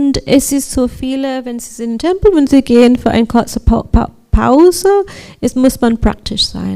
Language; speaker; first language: German; non-native, learner; English